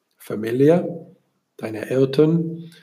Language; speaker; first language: German; non-native, learner; English